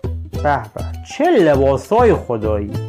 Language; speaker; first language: Persian; native; Persian